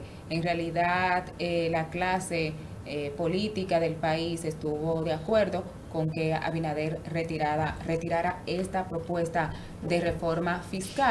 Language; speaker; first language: Spanish; native; Spanish